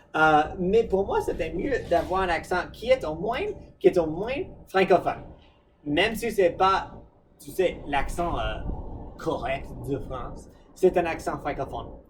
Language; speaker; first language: French; non-native, fluent; English